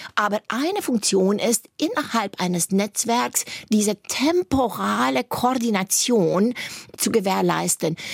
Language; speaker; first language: German; native; German